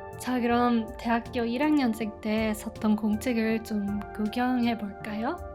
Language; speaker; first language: Korean; non-native, fluent; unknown